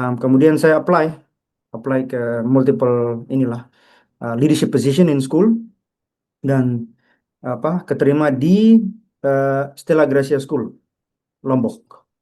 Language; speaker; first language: Indonesian; native; Indonesian